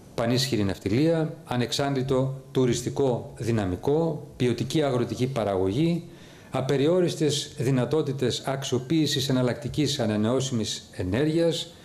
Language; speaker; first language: Greek; early bilingual, heritage; Greek